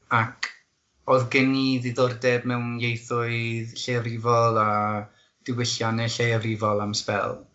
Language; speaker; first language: Welsh; non-native, fluent; English